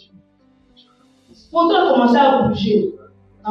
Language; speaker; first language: French; non-native, local second language; Kongo